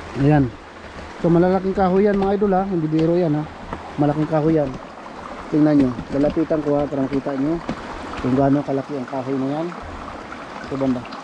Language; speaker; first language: Filipino; non-native, local second language; Cebuano